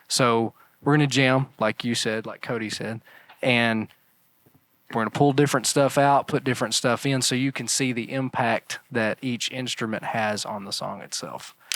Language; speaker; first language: English; native; English